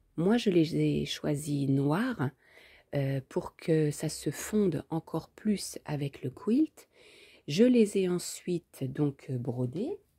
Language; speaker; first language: French; native; French